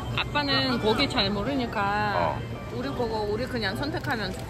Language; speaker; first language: Korean; non-native, fluent; Russian